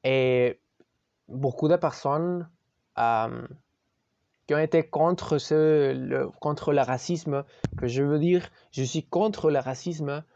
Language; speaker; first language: French; non-native, learner; Spanish